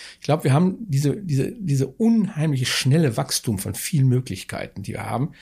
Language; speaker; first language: German; native; German